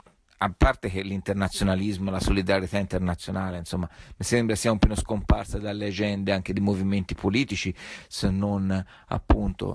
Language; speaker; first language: Italian; native; Italian